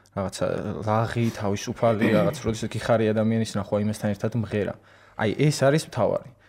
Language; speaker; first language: Georgian; native; Georgian